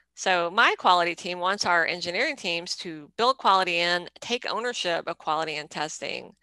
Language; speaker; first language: English; native; English